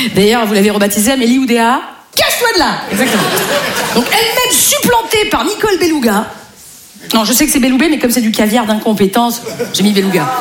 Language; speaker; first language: French; native; French